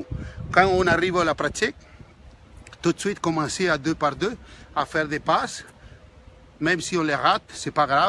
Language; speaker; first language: French; non-native, fluent; Spanish